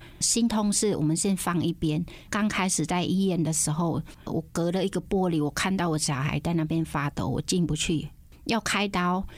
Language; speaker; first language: Chinese; non-native, fluent; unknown